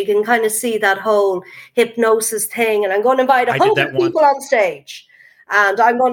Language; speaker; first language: English; native; English